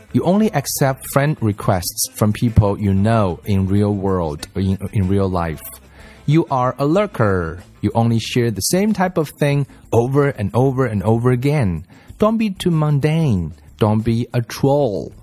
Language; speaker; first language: English; non-native, fluent; Chinese